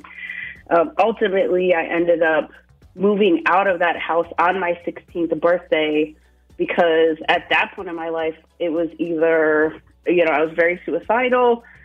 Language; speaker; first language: English; native; English